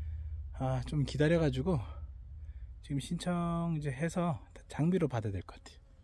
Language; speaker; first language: Korean; native; Korean